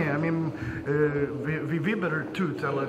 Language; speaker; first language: Russian; non-native, learner; English